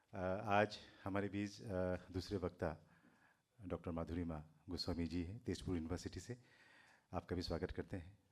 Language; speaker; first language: Hindi; non-native, local second language; Assamese